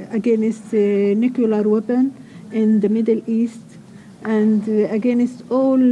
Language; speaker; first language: English; non-native, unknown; Arabic